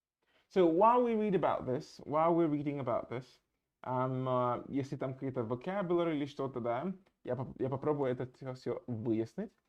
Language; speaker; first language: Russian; non-native, fluent; English